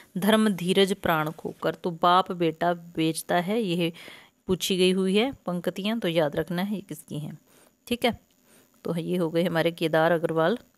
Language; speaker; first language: Hindi; native; Hindi